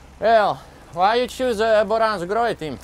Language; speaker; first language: English; non-native, fluent; Slovak